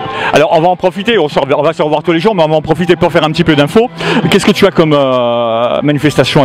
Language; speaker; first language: French; native; French